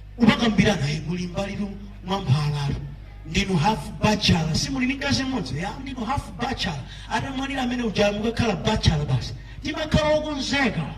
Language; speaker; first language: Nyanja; native; Nyanja